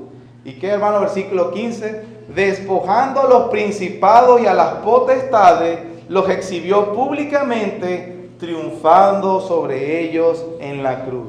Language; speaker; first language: Spanish; native; Spanish